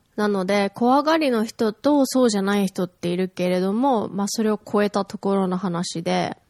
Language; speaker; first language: Japanese; early bilingual, heritage; Japanese